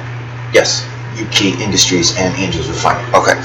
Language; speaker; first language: English; native; English